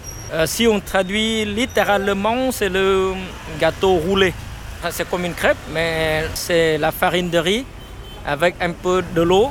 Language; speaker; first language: French; non-native, fluent; Vietnamese